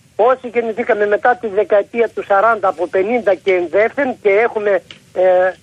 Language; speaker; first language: Greek; native; Greek